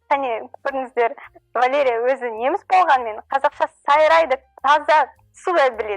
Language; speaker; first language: Kazakh; non-native, local second language; Russian